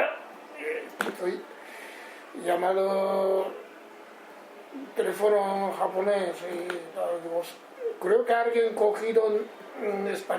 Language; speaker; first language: Spanish; non-native, learner; Japanese